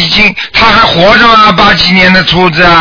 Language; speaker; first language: Chinese; native; Chinese